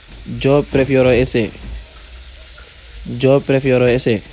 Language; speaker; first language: Spanish; non-native, fluent; Wolof